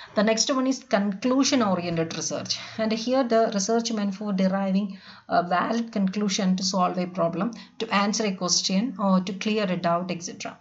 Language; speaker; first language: English; non-native, local second language; Malayalam